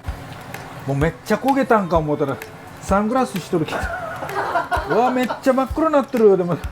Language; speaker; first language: Japanese; native; Japanese